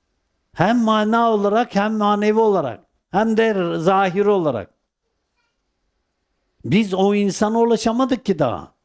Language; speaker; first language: Turkish; native; Turkish